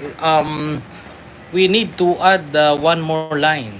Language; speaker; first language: English; non-native, local second language; Filipino